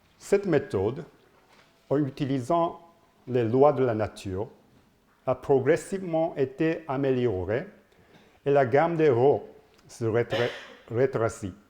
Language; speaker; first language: French; non-native, learner; Japanese